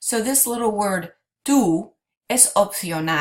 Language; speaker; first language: Spanish; non-native, fluent; English